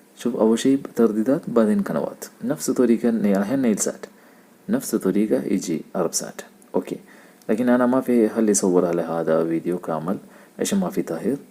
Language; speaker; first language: Arabic; non-native, learner; Malayalam